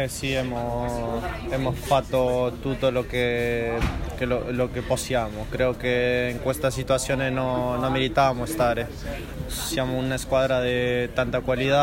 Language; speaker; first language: Italian; non-native, learner; Spanish